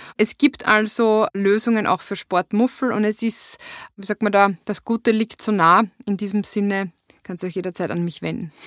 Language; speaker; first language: German; native; German